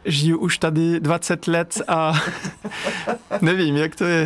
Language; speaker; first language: Czech; non-native, learner; French